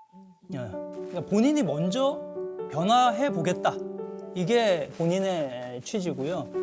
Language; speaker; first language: Korean; native; Korean